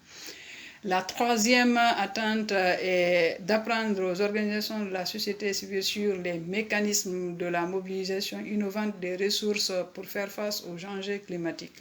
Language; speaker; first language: French; non-native, local second language; Fula